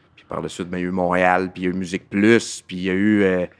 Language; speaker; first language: French; native; French